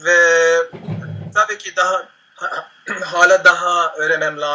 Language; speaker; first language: Turkish; non-native, learner; Spanish